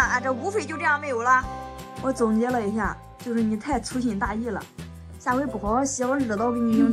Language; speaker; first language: Chinese; native; Chinese